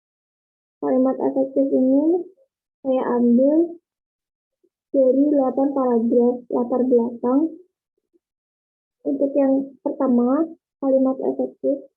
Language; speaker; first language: Indonesian; native; Indonesian